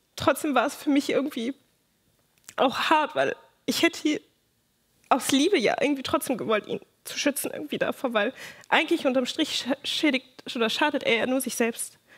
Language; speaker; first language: German; native; German